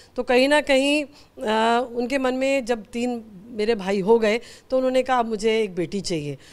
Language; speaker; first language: Hindi; native; Hindi